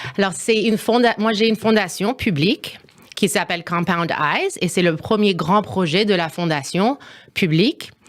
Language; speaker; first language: French; non-native, fluent; English